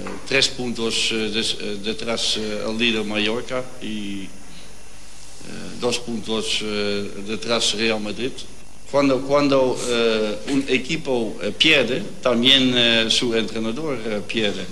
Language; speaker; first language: Spanish; non-native, learner; Dutch